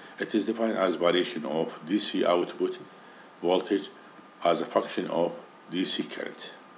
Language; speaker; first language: English; non-native, fluent; Arabic